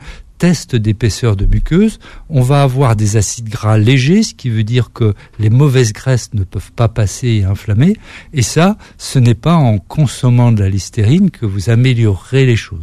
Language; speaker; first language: French; native; French